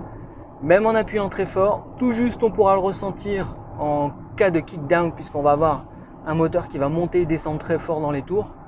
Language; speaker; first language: French; native; French